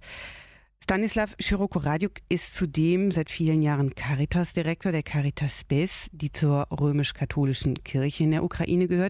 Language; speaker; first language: German; native; German